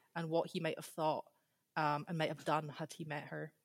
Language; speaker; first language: English; native; English